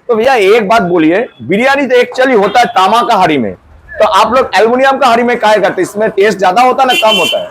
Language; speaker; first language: Hindi; non-native, local second language; Bangla